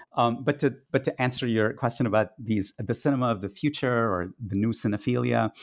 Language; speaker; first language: English; non-native, local second language; Tamil